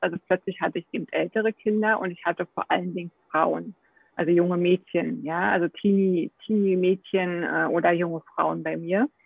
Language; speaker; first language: German; native; German